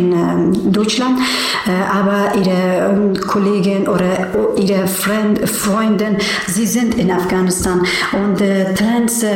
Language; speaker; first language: German; non-native, learner; Persian